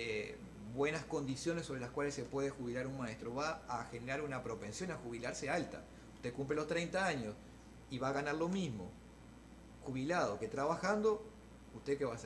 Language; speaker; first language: Spanish; native; Spanish